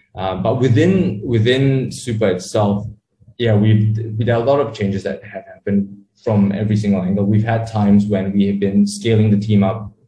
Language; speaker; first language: English; native; English